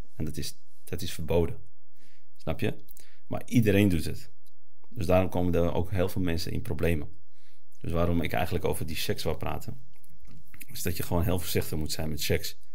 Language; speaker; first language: Dutch; early bilingual, other home language; Arabic